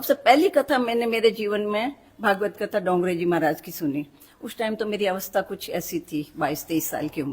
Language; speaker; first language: Hindi; native; Hindi